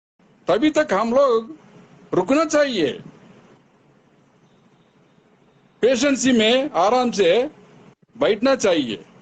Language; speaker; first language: Hindi; non-native, local second language; Telugu